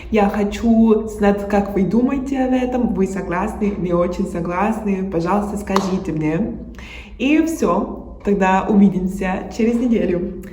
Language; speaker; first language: Russian; non-native, learner; Spanish